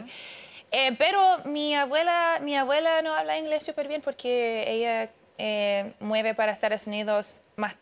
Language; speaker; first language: Spanish; early bilingual, heritage; English